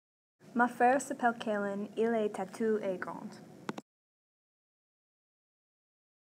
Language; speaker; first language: French; non-native, learner; English